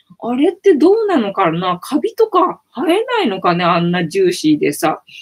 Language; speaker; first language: Japanese; native; Japanese